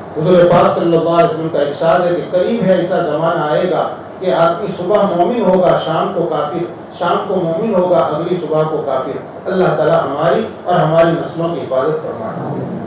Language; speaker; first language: Urdu; non-native, local second language; Gujarati